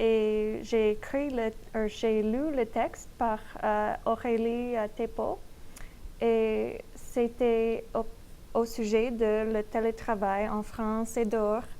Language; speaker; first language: French; non-native, learner; English